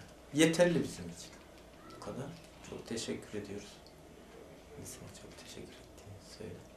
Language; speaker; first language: Turkish; native; Turkish